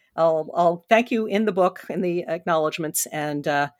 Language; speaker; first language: English; native; English